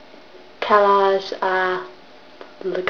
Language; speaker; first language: French; non-native, learner; English